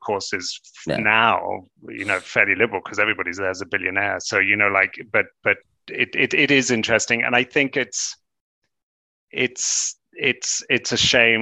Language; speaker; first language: English; native; English